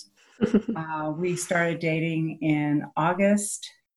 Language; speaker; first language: English; native; English